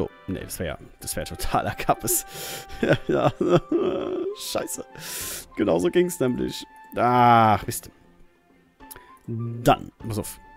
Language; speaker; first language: German; native; German